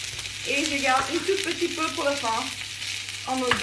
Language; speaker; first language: French; non-native, fluent; English